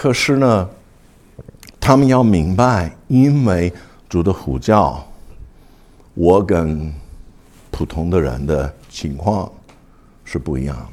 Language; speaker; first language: Chinese; non-native, fluent; English